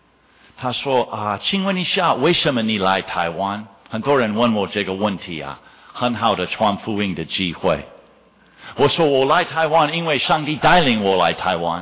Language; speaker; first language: Chinese; non-native, fluent; English